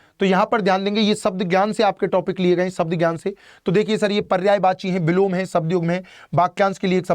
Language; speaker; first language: Hindi; native; Hindi